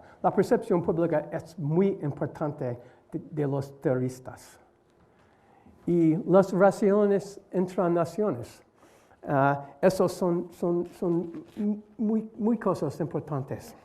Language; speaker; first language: Spanish; non-native, learner; English